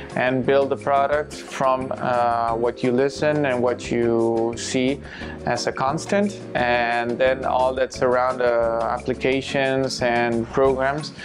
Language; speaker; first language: English; non-native, fluent; Spanish